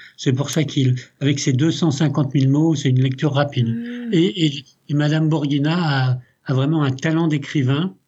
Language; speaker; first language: French; early bilingual, other home language; Italian